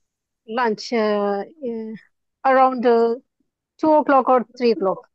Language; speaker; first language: English; non-native, learner; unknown